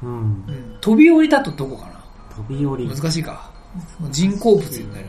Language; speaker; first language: Japanese; native; Japanese